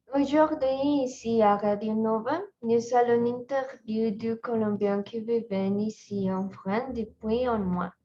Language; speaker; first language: French; non-native, learner; Spanish